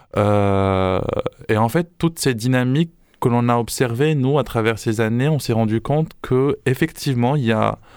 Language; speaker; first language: French; non-native, local second language; Arabic